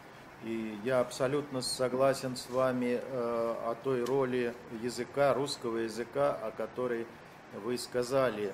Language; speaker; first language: Russian; native; Russian